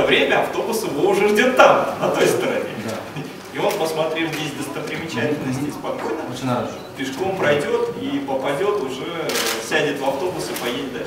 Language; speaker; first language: Russian; native; Russian